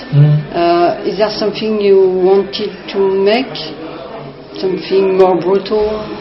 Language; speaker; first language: English; non-native, learner; French